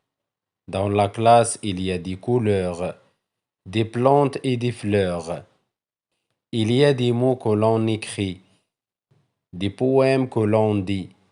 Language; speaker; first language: French; non-native, local second language; Arabic